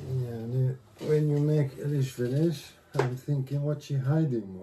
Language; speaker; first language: English; non-native, learner; Turkish